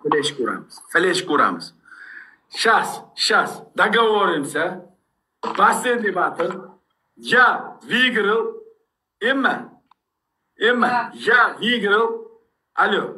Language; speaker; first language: Russian; non-native, learner; Uzbek